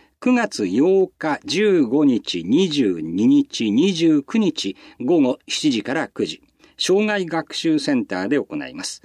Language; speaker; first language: Japanese; native; Japanese